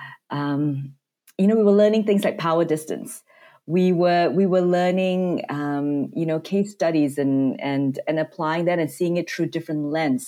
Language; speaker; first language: English; non-native, local second language; Cantonese